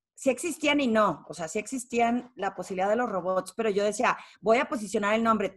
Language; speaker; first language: Spanish; native; Spanish